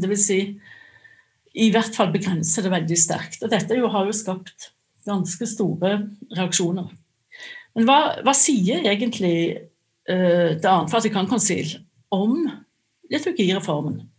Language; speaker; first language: Norwegian; native; Norwegian